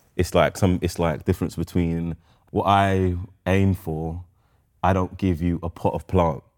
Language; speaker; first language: English; native; English